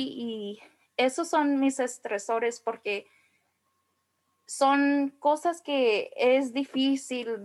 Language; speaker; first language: Spanish; early bilingual, heritage; Spanish